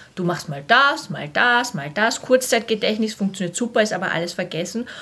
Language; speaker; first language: German; native; German